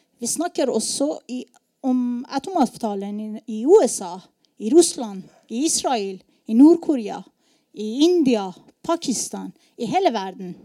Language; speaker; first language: Norwegian; non-native, learner; Persian